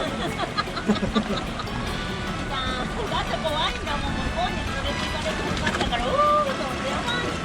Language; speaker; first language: Japanese; native; Japanese